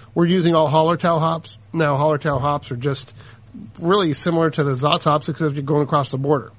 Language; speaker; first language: English; native; English